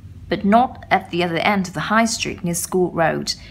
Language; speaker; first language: English; non-native, fluent; Vietnamese